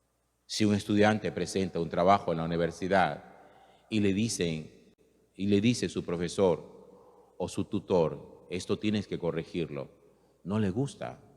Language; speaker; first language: Spanish; native; Spanish